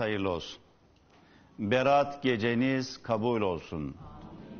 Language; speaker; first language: Turkish; native; Turkish